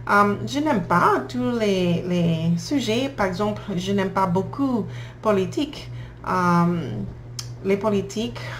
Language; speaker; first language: French; non-native, learner; English